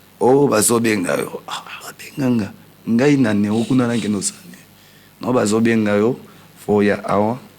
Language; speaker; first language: Lingala; non-native, local second language; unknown